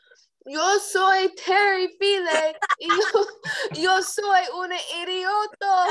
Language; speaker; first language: Spanish; non-native, learner; English